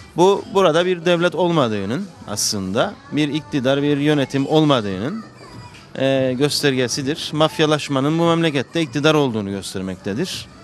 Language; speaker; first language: Turkish; native; Turkish